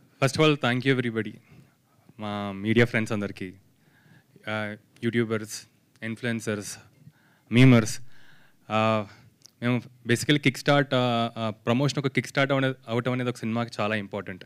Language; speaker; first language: Telugu; native; Telugu